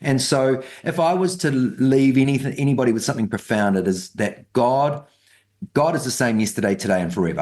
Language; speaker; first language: English; native; English